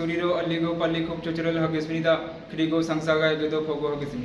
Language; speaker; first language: Korean; non-native, learner; Punjabi